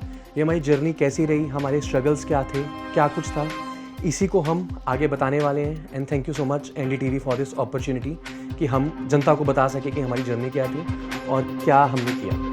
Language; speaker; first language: Hindi; native; Hindi